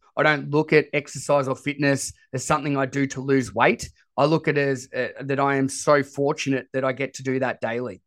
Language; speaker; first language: English; native; English